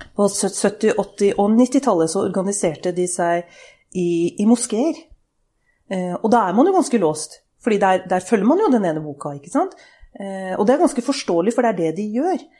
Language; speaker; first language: Norwegian; early bilingual, other home language; Urdu